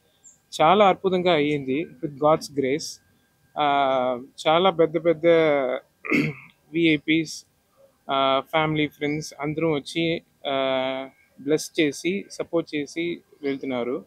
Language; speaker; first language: Telugu; non-native, local second language; Tamil